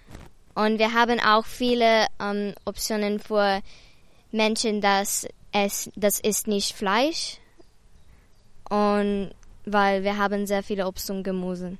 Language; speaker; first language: German; non-native, learner; English